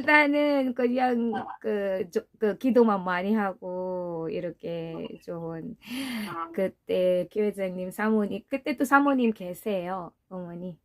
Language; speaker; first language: Korean; non-native, fluent; Filipino